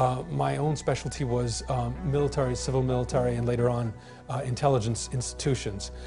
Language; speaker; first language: English; native; English